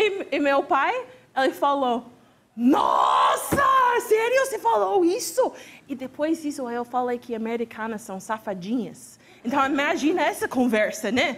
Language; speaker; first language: Portuguese; non-native, fluent; English